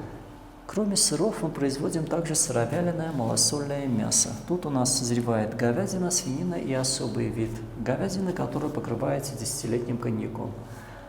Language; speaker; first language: Russian; native; Russian